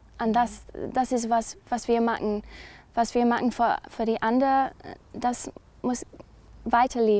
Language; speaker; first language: German; non-native, learner; English